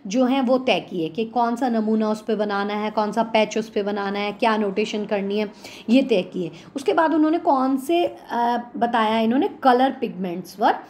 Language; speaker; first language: Hindi; native; Hindi